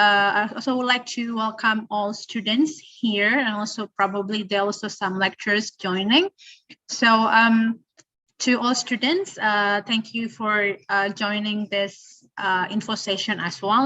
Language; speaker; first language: English; non-native, fluent; Indonesian